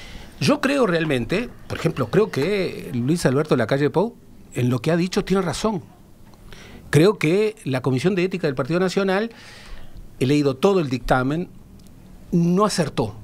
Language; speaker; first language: Spanish; native; Spanish